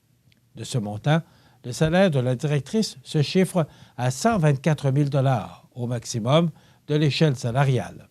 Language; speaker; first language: French; native; French